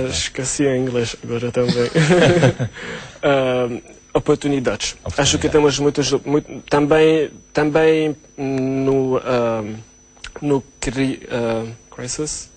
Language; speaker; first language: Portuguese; non-native, learner; Arabic